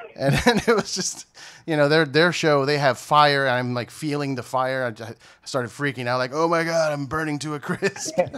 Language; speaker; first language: English; native; English